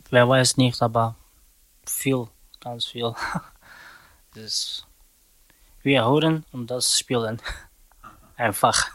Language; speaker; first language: German; non-native, learner; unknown